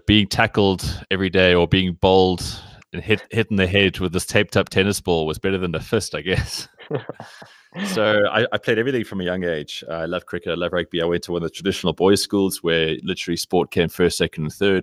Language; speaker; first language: English; native; English